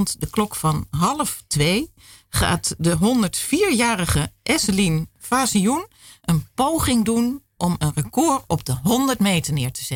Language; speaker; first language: Dutch; native; Dutch